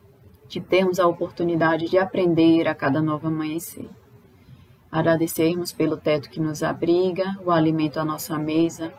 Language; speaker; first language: Portuguese; native; Portuguese